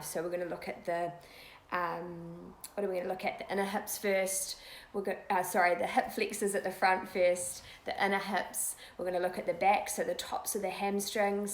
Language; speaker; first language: English; native; English